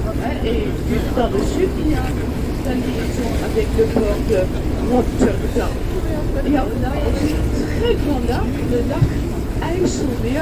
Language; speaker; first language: French; non-native, fluent; Dutch